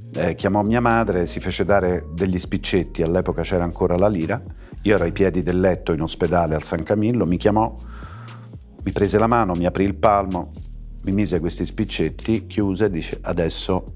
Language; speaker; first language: Italian; native; Italian